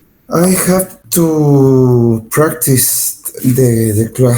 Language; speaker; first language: English; non-native, learner; Spanish